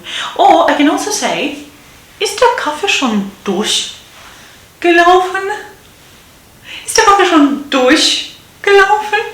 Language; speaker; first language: German; non-native, fluent; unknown